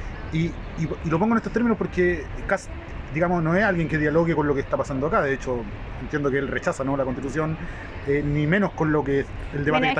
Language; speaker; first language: Spanish; native; Spanish